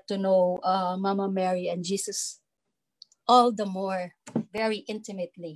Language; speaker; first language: English; non-native, local second language; Filipino